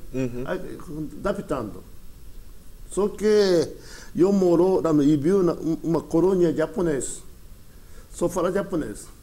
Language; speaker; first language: Portuguese; early bilingual, other home language; Japanese